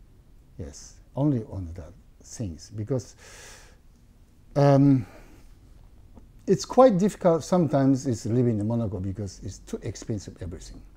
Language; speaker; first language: English; non-native, learner; Japanese